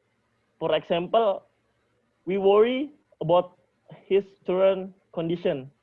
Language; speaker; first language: English; non-native, learner; Indonesian